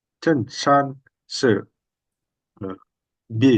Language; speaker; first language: Chinese; non-native, learner; Indonesian